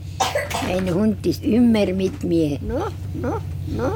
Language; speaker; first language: German; non-native, learner; Estonian